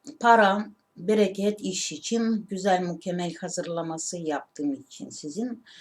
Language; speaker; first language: Turkish; non-native, learner; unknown